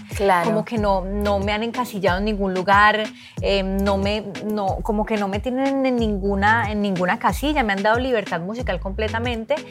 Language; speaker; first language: Spanish; native; Spanish